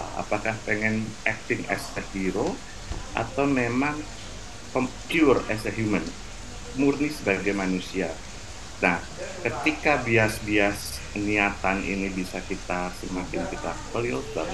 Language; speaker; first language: Indonesian; native; Indonesian